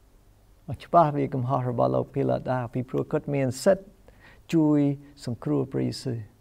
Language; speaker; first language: Khmer; non-native, fluent; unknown